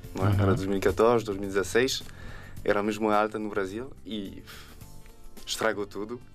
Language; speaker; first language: Portuguese; non-native, fluent; French